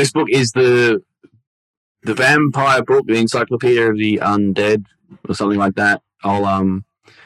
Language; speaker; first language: English; native; English